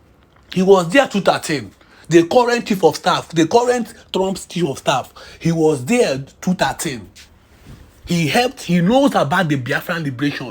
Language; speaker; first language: English; non-native, local second language; Igbo